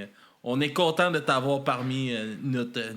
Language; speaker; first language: French; native; French